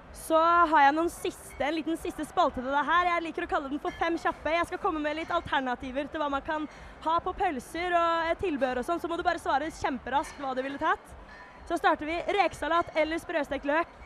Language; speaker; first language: Norwegian; native; Norwegian